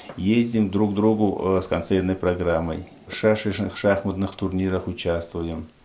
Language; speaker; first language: Russian; non-native, local second language; Tajik